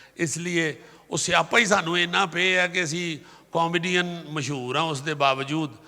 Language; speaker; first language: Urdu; non-native, local second language; Punjabi